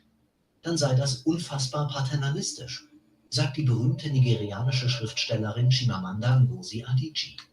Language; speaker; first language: German; native; German